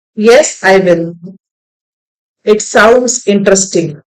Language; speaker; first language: English; non-native, local second language; Hindi